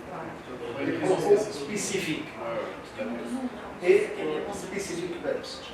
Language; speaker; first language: French; non-native, local second language; Arabic